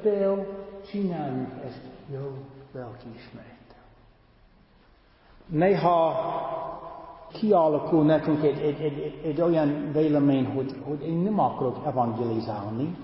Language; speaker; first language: Hungarian; non-native, fluent; English